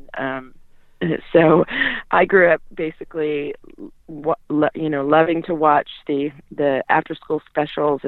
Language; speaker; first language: English; native; English